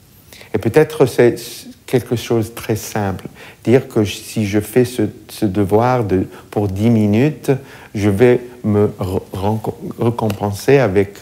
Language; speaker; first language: French; non-native, fluent; English